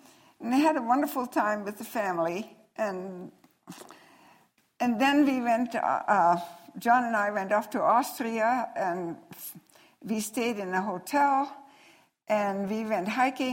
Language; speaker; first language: English; non-native, fluent; Dutch